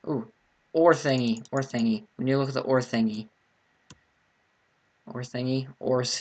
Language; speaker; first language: English; native; English